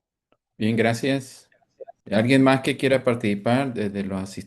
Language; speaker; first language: Spanish; native; Spanish